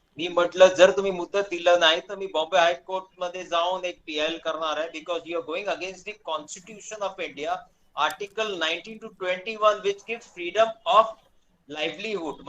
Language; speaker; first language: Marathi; non-native, local second language; Hindi